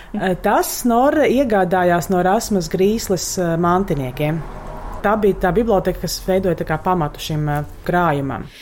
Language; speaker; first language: Latvian; native; Latvian